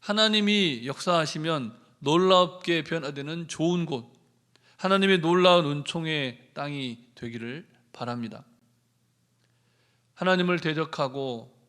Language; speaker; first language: Korean; native; Korean